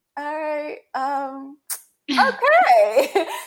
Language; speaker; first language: English; non-native, local second language; Yoruba